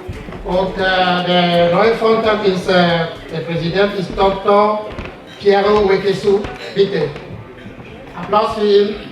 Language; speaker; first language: German; non-native, fluent; French